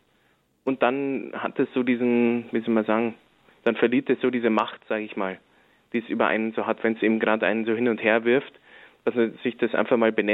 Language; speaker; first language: German; native; German